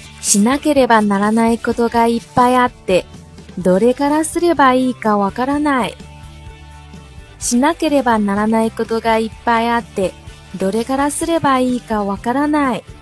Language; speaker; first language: Japanese; non-native, fluent; Chinese